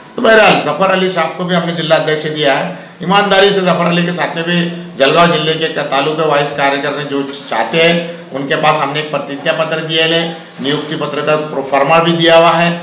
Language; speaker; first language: Hindi; native; Hindi